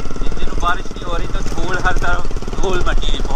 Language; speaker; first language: Hindi; non-native, local second language; Punjabi